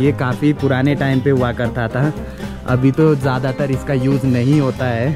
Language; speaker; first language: Hindi; non-native, local second language; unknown